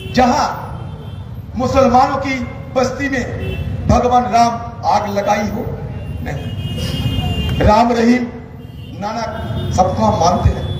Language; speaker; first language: Hindi; non-native, local second language; Bangla